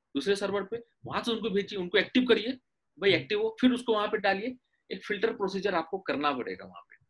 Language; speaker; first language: Hindi; native; Hindi